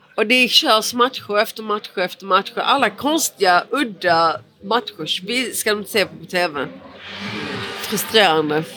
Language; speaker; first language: Swedish; early bilingual, other home language; Portuguese